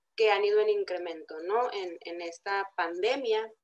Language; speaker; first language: Spanish; native; Spanish